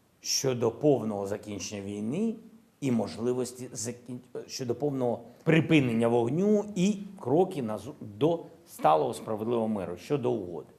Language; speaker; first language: Ukrainian; non-native, local second language; Russian